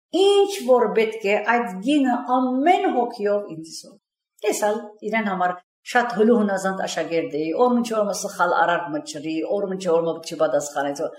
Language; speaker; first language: Armenian; early bilingual, heritage; Armenian